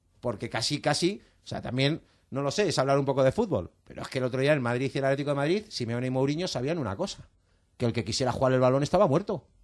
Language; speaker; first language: Spanish; native; Spanish